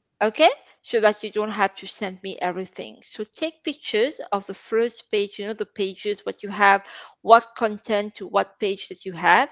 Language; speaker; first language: English; non-native, fluent; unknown